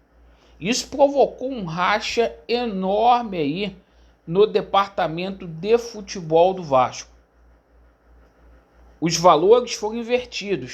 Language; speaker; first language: Portuguese; native; Portuguese